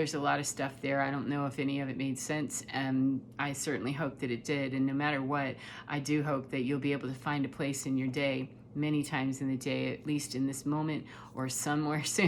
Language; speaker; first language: English; native; English